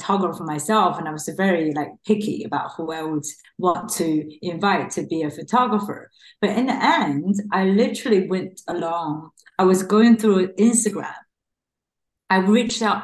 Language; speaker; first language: English; non-native, fluent; Chinese